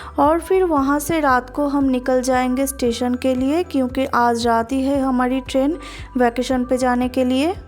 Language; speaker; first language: Hindi; non-native, local second language; Bangla